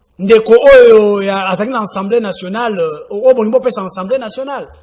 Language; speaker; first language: Lingala; native; Lingala